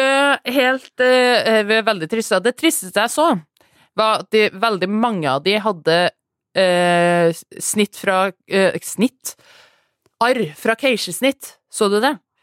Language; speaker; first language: Norwegian; native; Norwegian